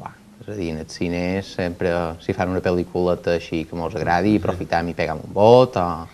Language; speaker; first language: Catalan; native; Catalan